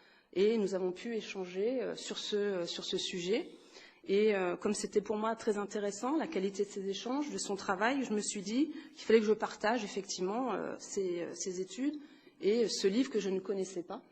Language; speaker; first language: French; native; French